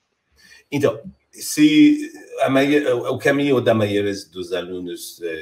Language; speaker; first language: Portuguese; non-native, fluent; French